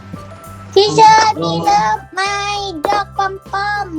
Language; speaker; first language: English; non-native, learner; Thai